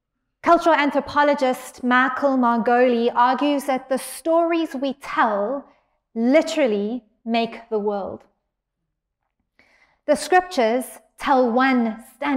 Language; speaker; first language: English; native; English